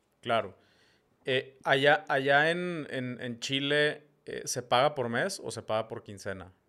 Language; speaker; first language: Spanish; native; Spanish